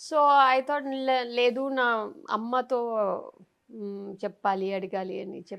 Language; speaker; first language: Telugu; non-native, fluent; Tamil